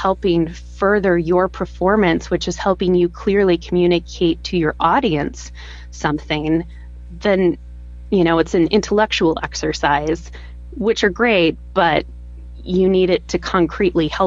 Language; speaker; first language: English; native; English